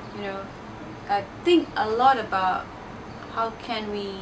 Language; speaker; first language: English; non-native, learner; Burmese